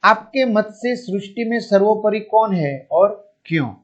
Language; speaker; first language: Hindi; non-native, local second language; Gujarati